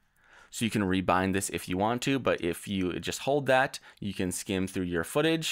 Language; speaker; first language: English; native; English